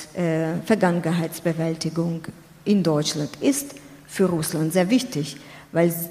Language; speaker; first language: German; non-native, fluent; Ukrainian